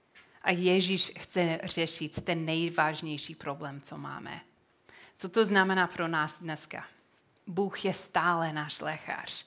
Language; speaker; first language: Czech; non-native, fluent; English